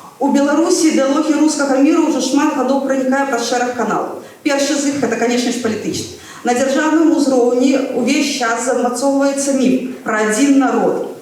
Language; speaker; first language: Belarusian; non-native, local second language; Russian